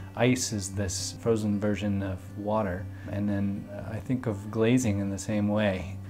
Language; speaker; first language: English; native; English